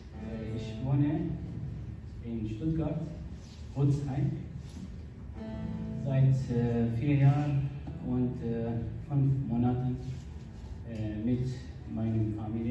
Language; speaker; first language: German; non-native, learner; Kurdish